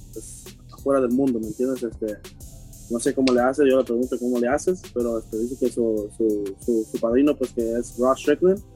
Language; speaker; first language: Spanish; early bilingual, heritage; Spanish